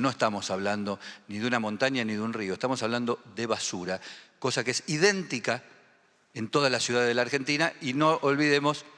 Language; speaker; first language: Spanish; native; Spanish